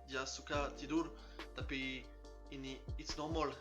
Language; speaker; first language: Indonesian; non-native, learner; French